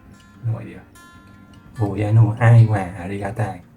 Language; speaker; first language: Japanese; non-native, learner; Vietnamese